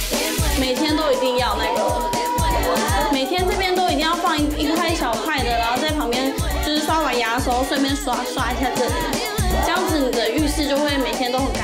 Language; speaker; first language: Chinese; native; Chinese